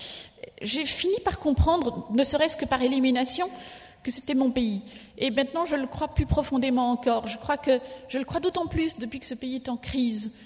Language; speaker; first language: French; native; French